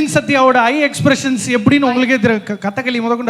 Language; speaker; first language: Tamil; native; Tamil